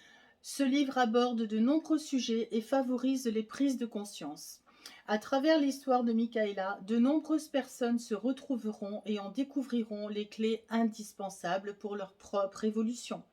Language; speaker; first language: French; native; French